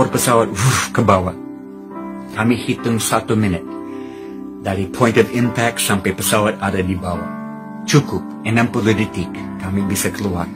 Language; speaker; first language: Indonesian; non-native, fluent; English